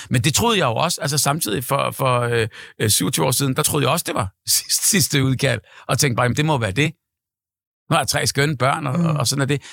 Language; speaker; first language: Danish; native; Danish